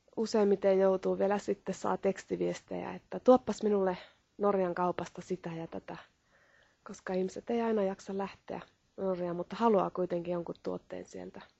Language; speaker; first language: Finnish; native; Finnish